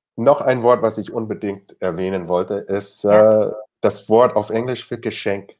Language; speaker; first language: German; non-native, fluent; English